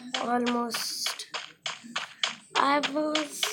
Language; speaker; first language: English; non-native, learner; Hindi